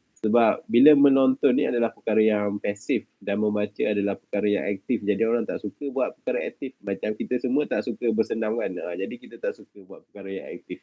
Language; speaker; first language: Malay; native; Malay